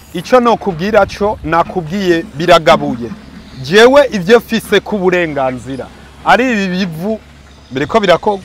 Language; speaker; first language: Rundi; early bilingual, heritage; Rundi